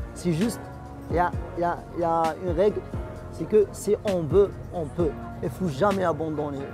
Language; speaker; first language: French; non-native, local second language; Arabic